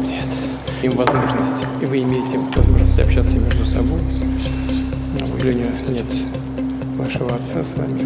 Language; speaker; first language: Russian; native; Russian